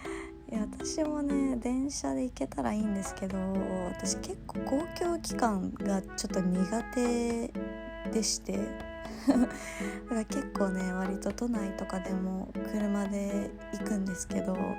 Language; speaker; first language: Japanese; native; Japanese